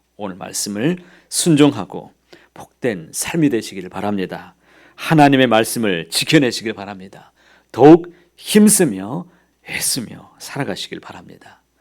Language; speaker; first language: Korean; native; Korean